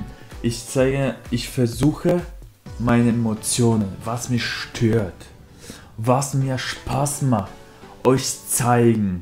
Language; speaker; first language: German; non-native, learner; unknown